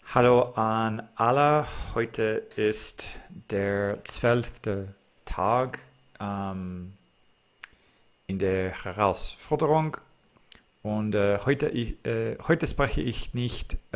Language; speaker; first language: German; non-native, learner; English